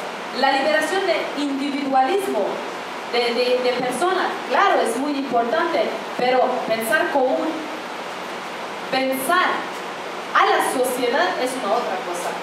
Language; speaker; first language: Spanish; non-native, fluent; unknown